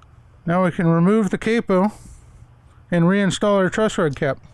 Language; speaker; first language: English; native; English